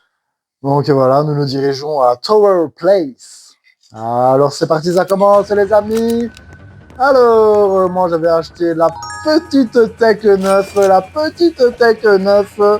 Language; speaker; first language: French; native; French